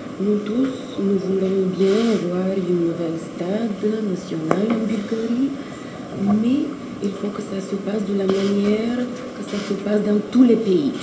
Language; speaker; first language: French; non-native, fluent; Bulgarian